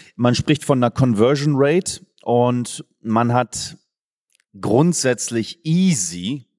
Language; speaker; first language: German; native; German